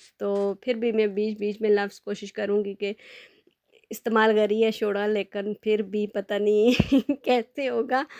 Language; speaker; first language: Urdu; non-native, local second language; Pahari-Potwari